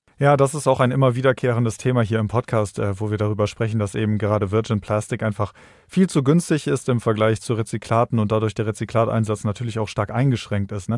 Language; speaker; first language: German; native; German